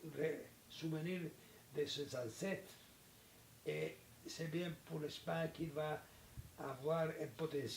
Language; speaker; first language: French; non-native, learner; Spanish